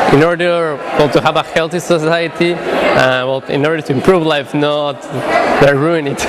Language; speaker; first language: English; non-native, fluent; Spanish